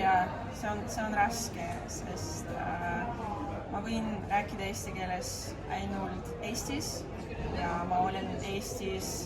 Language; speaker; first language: Estonian; non-native, learner; Russian